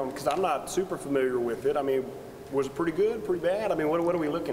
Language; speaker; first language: English; native; English